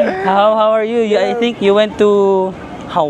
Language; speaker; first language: English; non-native, local second language; Filipino